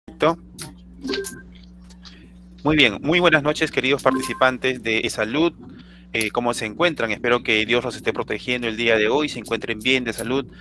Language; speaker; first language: Spanish; native; Spanish